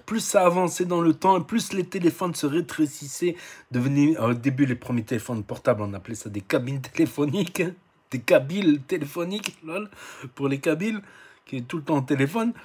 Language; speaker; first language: French; native; French